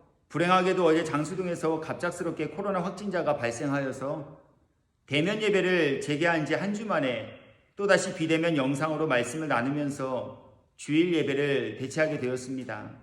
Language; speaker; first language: Korean; native; Korean